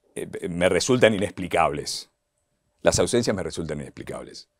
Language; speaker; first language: Spanish; native; Spanish